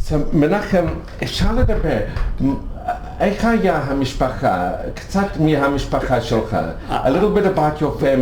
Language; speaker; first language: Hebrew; non-native, learner; English